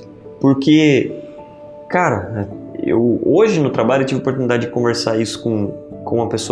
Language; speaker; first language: Portuguese; native; Portuguese